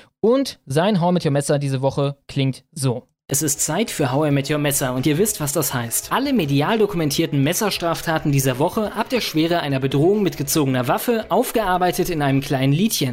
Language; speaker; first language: German; native; German